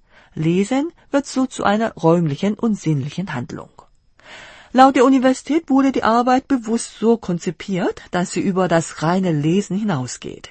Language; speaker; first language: German; non-native, fluent; Korean